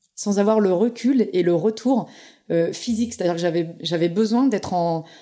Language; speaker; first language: French; native; French